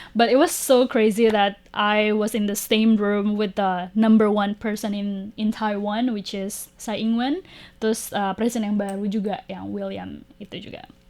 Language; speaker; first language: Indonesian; native; Indonesian